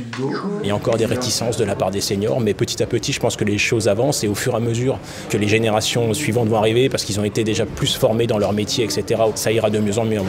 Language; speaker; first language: French; native; French